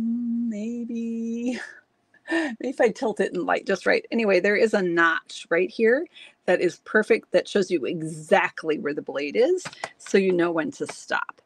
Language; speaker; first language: English; native; English